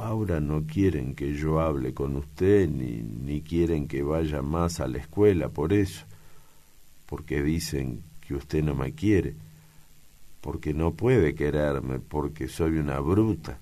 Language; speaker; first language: Spanish; native; Spanish